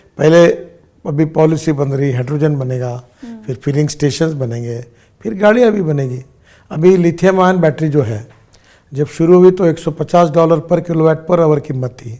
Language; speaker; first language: Hindi; non-native, local second language; Marathi